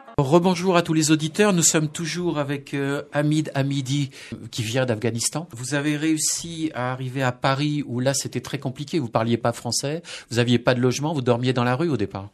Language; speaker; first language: French; native; French